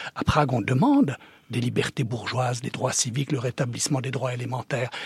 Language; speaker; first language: French; early bilingual, heritage; Czech